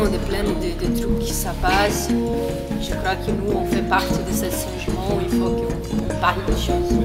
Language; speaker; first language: French; non-native, fluent; Portuguese